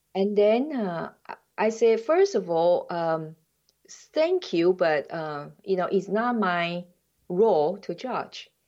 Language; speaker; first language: English; non-native, fluent; Chinese